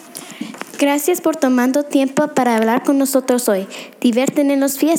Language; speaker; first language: Spanish; non-native, learner; English